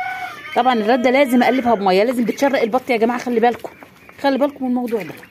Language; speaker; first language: Arabic; native; Arabic